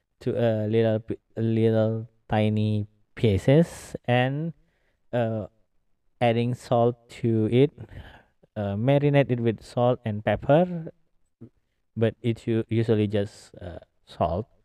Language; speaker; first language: English; non-native, learner; Indonesian